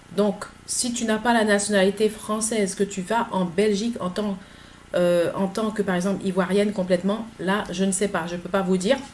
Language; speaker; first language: French; native; French